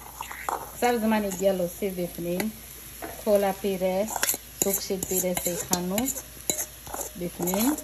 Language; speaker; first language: Hebrew; non-native, fluent; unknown